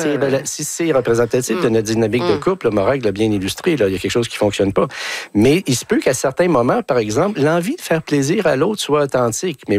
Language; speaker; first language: French; native; French